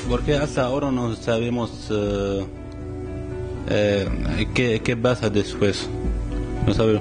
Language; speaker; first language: Spanish; non-native, learner; Arabic